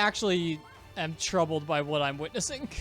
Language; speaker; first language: English; native; English